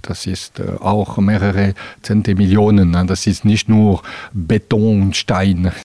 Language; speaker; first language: German; non-native, local second language; French